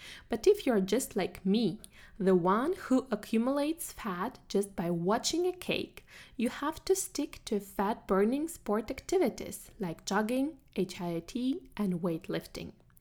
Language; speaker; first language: English; non-native, fluent; Russian